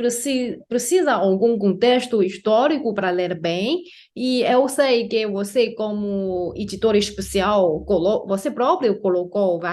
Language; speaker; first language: Portuguese; non-native, fluent; Chinese